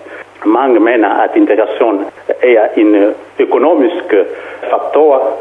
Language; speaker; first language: Danish; non-native, fluent; Kongo